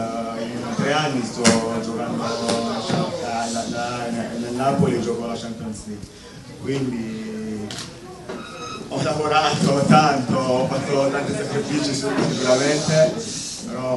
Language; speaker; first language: Italian; non-native, fluent; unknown